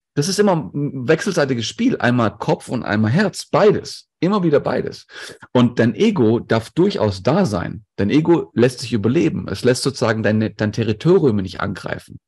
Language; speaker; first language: German; non-native, local second language; Greek